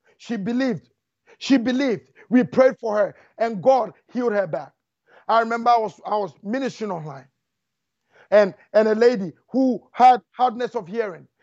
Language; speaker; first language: English; non-native, local second language; Akan